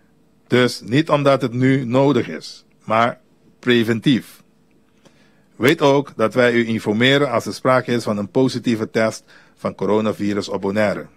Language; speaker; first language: Dutch; native; Dutch